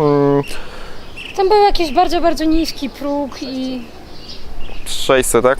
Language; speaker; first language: Polish; native; Polish